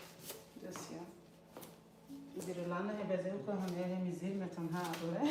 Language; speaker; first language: Dutch; non-native, fluent; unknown